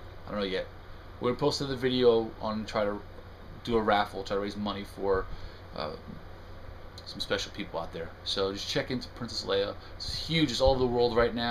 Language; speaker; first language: English; native; English